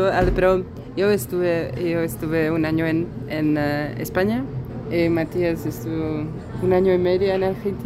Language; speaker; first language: Spanish; non-native, fluent; Czech